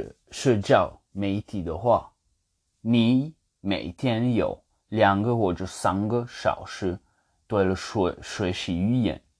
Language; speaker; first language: Chinese; non-native, fluent; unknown